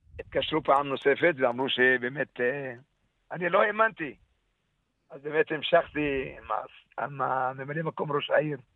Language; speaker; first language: Hebrew; non-native, local second language; Arabic